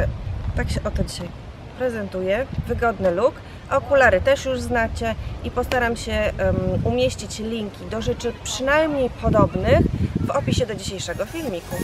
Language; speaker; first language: Polish; native; Polish